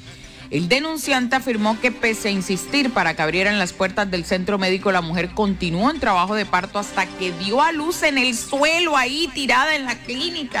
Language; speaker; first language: Spanish; native; Spanish